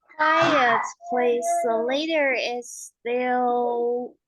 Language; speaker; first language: English; non-native, learner; Chinese